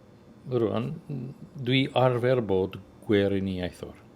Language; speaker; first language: Welsh; non-native, learner; English